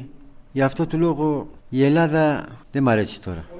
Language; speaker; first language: Greek; non-native, learner; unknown